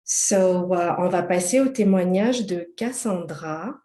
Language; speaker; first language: French; native; French